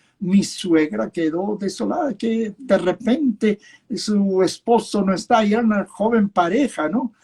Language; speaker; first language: Spanish; early bilingual, other home language; Yiddish